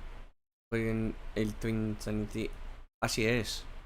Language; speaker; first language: Spanish; non-native, fluent; English